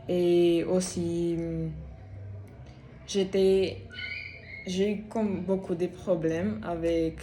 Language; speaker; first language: French; non-native, fluent; Spanish